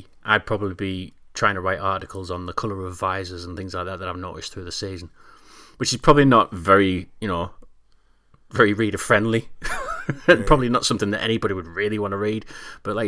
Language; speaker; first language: English; native; English